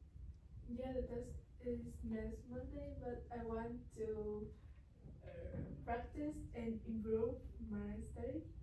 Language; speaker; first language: English; non-native, learner; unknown